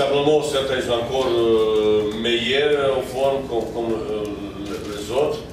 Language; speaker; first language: French; non-native, fluent; Bosnian